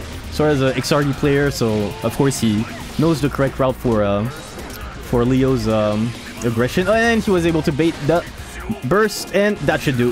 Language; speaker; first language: English; non-native, fluent; French